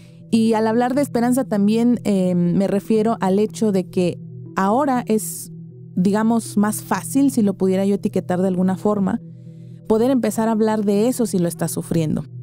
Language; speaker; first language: Spanish; native; Spanish